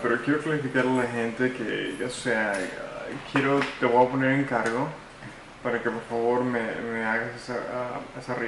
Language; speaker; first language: Spanish; early bilingual, heritage; Spanish